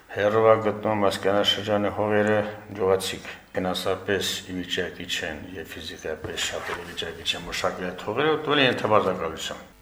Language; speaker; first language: Armenian; native; Armenian